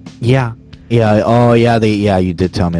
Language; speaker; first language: English; native; English